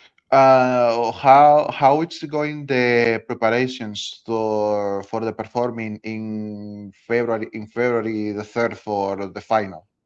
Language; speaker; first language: English; non-native, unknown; Spanish